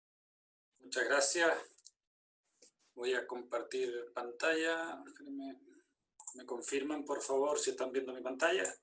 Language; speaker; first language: Spanish; native; Spanish